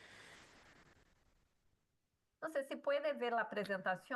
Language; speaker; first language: Portuguese; non-native, learner; Spanish